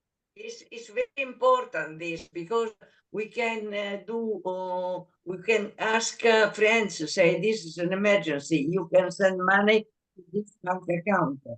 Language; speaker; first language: English; non-native, fluent; Italian